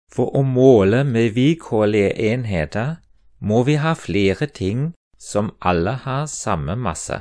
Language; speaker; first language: Norwegian; non-native, fluent; German